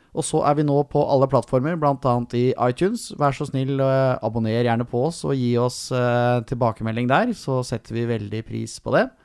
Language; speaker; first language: Norwegian; native; Norwegian